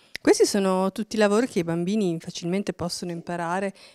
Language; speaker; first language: Italian; native; Italian